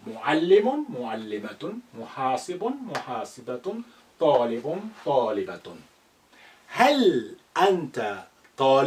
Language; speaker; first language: Arabic; non-native, fluent; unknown